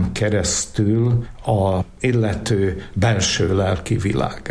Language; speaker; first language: Hungarian; native; Hungarian